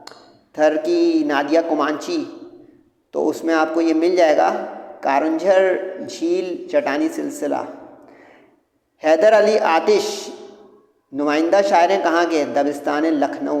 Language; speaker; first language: Urdu; native; Urdu